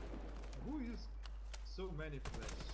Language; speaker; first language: English; non-native, learner; Russian